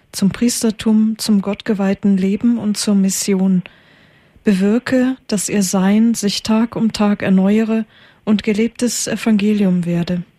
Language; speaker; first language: German; native; German